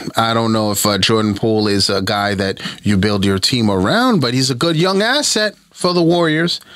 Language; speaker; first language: English; native; English